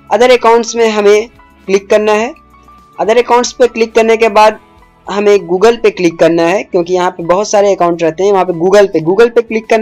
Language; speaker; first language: Hindi; native; Hindi